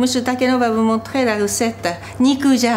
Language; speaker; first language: French; non-native, fluent; Japanese